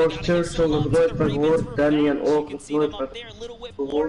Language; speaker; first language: Dutch; native; Dutch